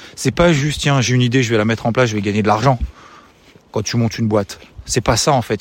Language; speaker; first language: French; native; French